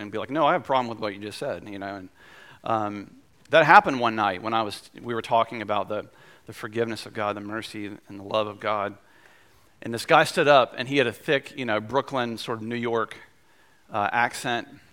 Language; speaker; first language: English; native; English